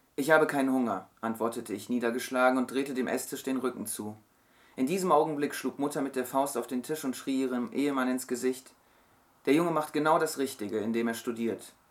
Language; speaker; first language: German; early bilingual, other home language; Turkish